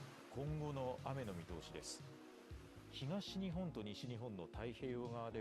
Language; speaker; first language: Japanese; native; Japanese